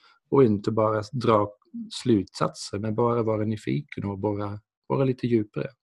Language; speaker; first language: Swedish; non-native, fluent; Dutch